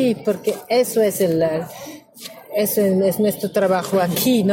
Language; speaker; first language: Spanish; non-native, learner; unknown